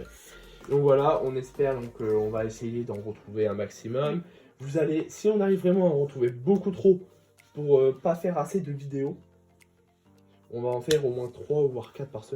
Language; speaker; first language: French; native; French